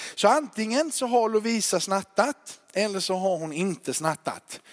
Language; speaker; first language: Swedish; native; Swedish